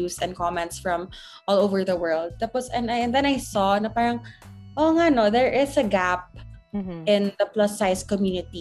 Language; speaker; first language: English; non-native, local second language; Hiligaynon